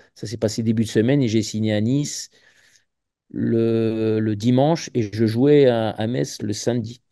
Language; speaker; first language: French; native; French